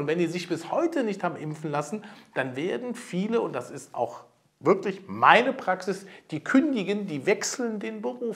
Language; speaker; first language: German; native; German